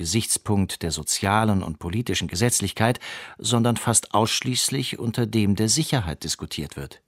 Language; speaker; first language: German; native; German